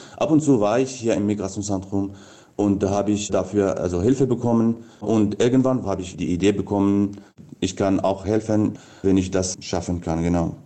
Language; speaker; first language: German; non-native, fluent; Kurdish